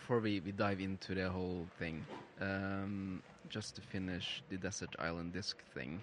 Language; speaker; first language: English; non-native, fluent; Norwegian